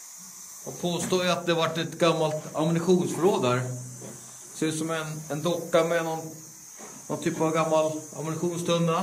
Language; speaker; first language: Swedish; native; Swedish